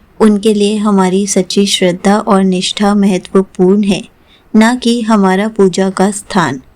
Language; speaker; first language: Hindi; native; Hindi